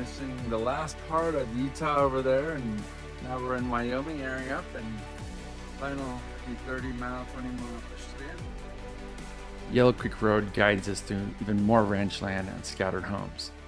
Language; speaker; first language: English; native; English